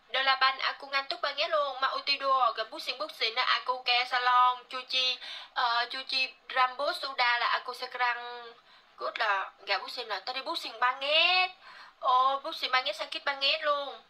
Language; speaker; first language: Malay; non-native, learner; Vietnamese